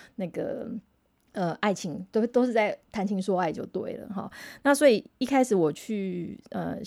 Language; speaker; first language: Chinese; non-native, local second language; Min Nan Chinese